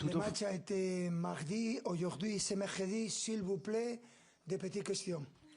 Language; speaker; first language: French; non-native, fluent; Spanish